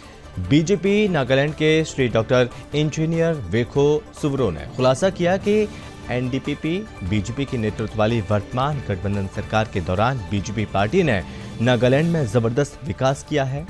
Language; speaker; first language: Hindi; native; Hindi